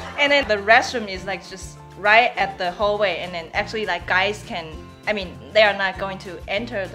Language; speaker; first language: English; non-native, fluent; Chinese